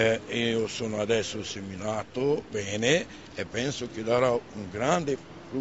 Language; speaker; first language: Italian; non-native, fluent; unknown